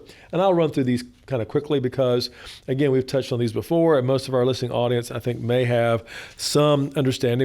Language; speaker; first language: English; native; English